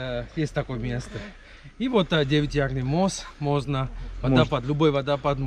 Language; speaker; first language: Russian; non-native, learner; Sinhala